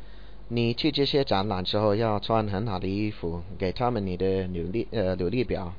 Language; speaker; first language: Chinese; non-native, learner; English